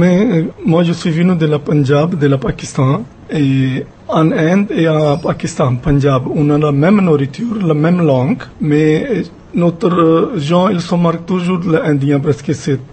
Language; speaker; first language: French; non-native, learner; Punjabi